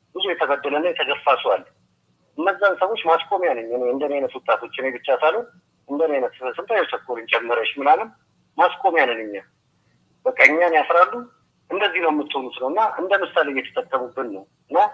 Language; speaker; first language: Amharic; native; Amharic